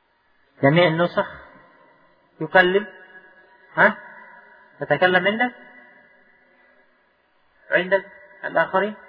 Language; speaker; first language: Arabic; non-native, fluent; Indonesian